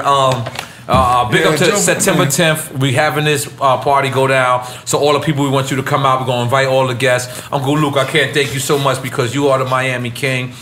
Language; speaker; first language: English; native; English